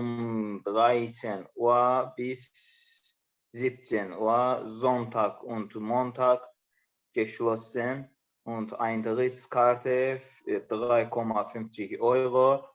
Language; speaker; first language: German; non-native, learner; Azerbaijani